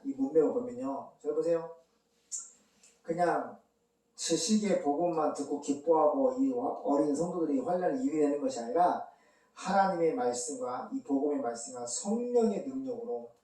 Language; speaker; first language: Korean; native; Korean